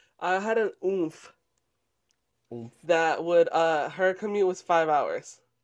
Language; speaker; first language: English; early bilingual, other home language; Spanish